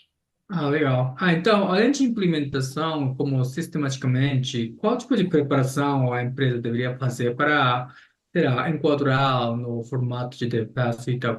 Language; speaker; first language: Portuguese; non-native, fluent; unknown